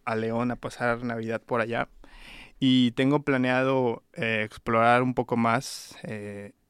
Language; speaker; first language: Spanish; native; Spanish